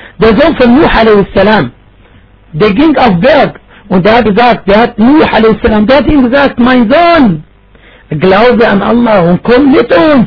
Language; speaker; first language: German; non-native, fluent; Arabic